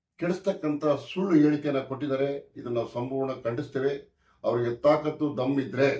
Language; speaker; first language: Kannada; native; Kannada